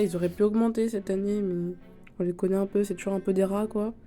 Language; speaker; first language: French; native; French